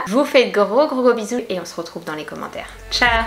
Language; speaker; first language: French; native; French